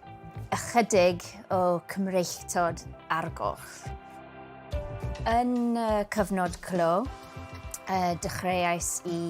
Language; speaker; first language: Welsh; non-native, local second language; English